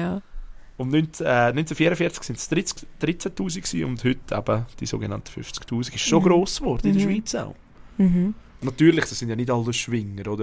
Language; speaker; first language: German; native; German